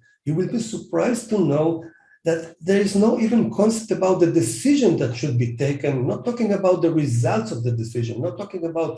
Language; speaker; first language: English; non-native, fluent; Hebrew